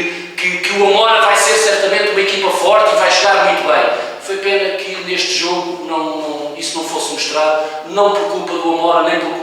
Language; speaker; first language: Portuguese; native; Portuguese